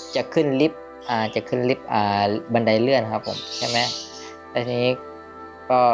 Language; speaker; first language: Thai; native; Thai